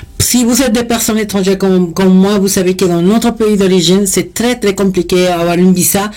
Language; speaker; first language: French; non-native, fluent; Spanish